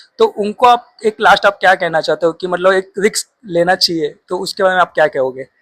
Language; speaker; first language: Hindi; non-native, local second language; Marathi